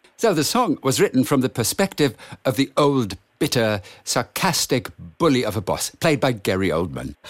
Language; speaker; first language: English; non-native, fluent; German